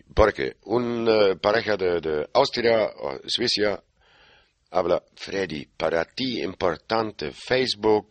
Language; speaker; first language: Spanish; non-native, learner; German